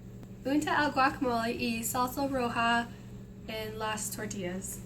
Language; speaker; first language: Spanish; non-native, learner; English